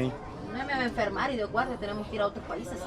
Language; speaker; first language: Spanish; native; Spanish